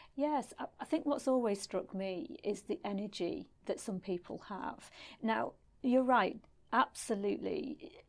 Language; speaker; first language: English; native; English